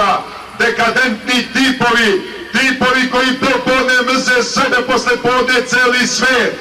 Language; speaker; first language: Bosnian; native; Bosnian